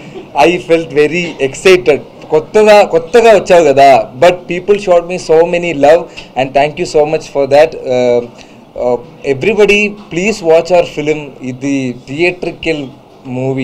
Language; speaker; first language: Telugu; non-native, learner; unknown